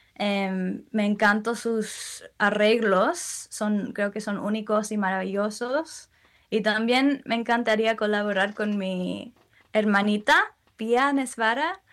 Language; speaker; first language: Spanish; early bilingual, heritage; Spanish